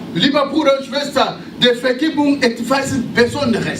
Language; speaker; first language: German; non-native, learner; French